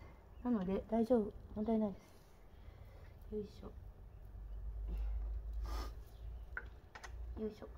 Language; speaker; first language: Japanese; native; Japanese